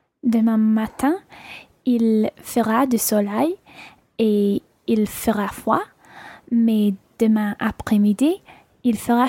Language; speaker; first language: French; non-native, learner; English